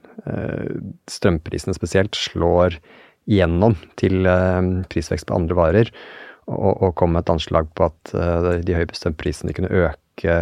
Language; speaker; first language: Norwegian; native; Norwegian